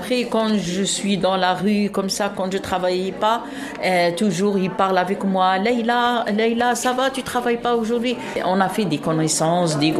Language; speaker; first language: French; non-native, fluent; Arabic